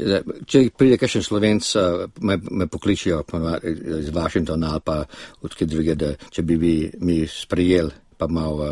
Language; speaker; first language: Slovenian; early bilingual, other home language; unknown